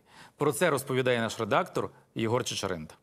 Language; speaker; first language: Ukrainian; native; Ukrainian